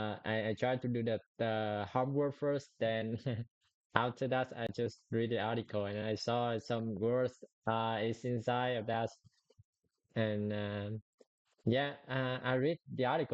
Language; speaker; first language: English; non-native, learner; Vietnamese